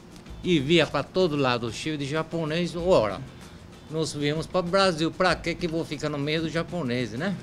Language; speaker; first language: Portuguese; non-native, fluent; Japanese